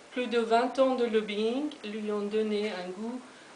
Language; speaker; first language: French; non-native, fluent; Persian